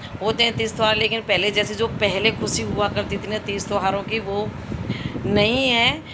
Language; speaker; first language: Hindi; native; Hindi